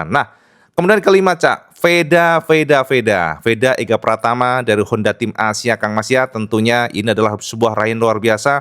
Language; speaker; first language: Indonesian; native; Indonesian